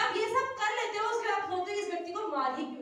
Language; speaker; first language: Hindi; native; Hindi